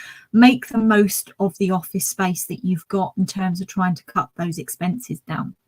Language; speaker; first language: English; native; English